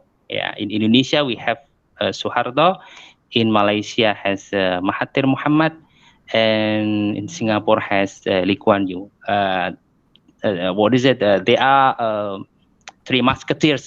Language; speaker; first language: English; non-native, fluent; Indonesian